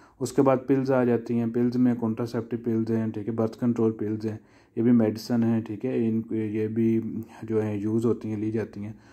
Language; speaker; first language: Urdu; non-native, local second language; Punjabi